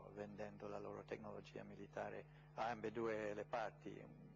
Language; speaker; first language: Italian; non-native, fluent; English